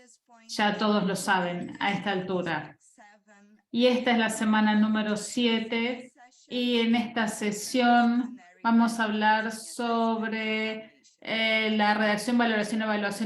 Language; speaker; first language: Spanish; non-native, fluent; Portuguese